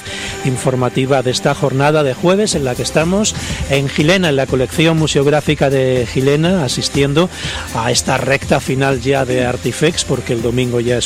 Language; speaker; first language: Spanish; native; Spanish